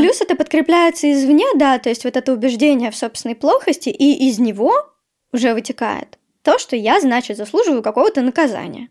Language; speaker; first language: Russian; native; Russian